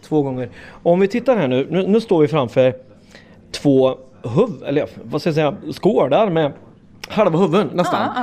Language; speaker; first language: Swedish; native; Swedish